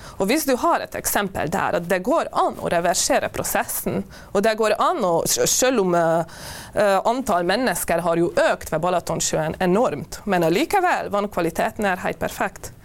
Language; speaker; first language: Norwegian; non-native, fluent; Hungarian